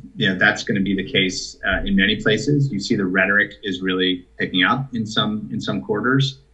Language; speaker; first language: English; native; English